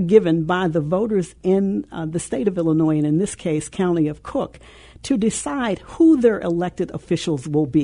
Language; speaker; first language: English; native; English